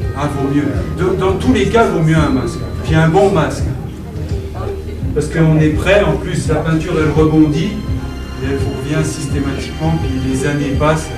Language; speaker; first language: French; native; French